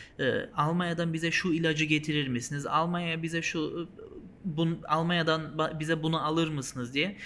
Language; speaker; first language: Turkish; early bilingual, heritage; Turkish